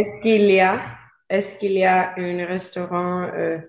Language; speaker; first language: French; non-native, learner; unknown